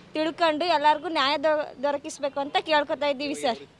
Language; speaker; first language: Kannada; native; Kannada